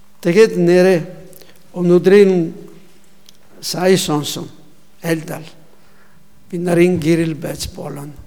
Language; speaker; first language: Mongolian; non-native, learner; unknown